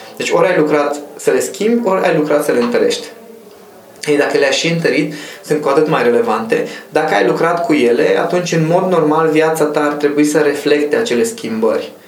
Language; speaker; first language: Romanian; non-native, local second language; Hungarian